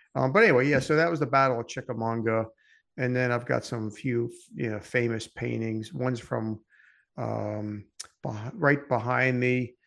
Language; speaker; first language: English; early bilingual, other home language; French